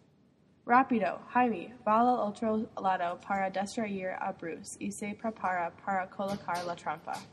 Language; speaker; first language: Spanish; non-native, learner; English